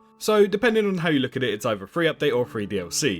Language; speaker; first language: English; native; English